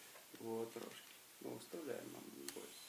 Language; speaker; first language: Russian; native; Russian